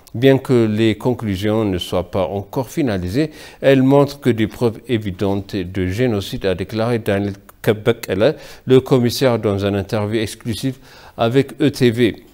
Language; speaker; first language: French; non-native, fluent; Amharic